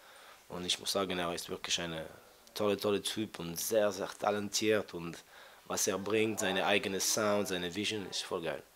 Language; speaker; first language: German; non-native, fluent; French